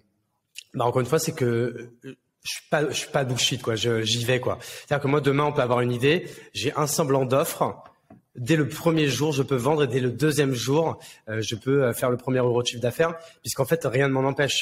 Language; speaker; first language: French; native; French